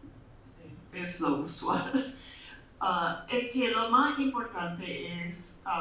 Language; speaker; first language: Spanish; non-native, fluent; English